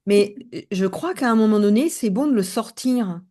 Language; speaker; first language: French; native; French